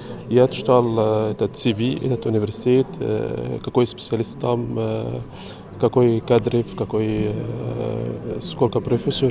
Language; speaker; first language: Russian; non-native, learner; Arabic